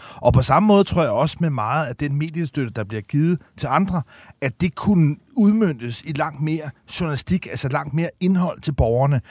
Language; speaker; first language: Danish; native; Danish